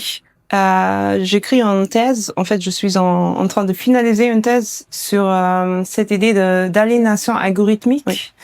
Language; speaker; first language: French; non-native, learner; German